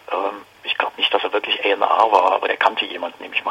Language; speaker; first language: German; native; German